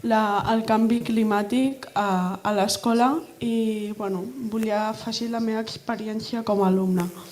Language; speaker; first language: Catalan; non-native, local second language; Spanish